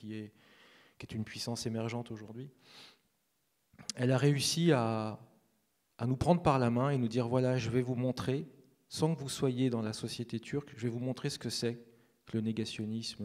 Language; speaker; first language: French; native; French